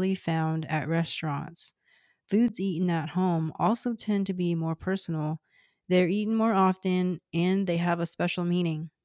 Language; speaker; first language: English; early bilingual, other home language; Cantonese